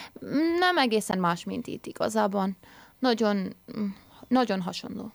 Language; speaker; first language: Hungarian; early bilingual, heritage; Hungarian